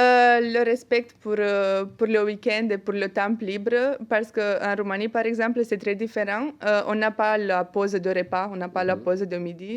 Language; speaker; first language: French; non-native, fluent; Romanian